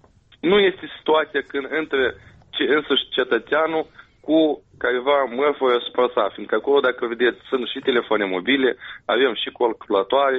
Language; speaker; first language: Romanian; native; Romanian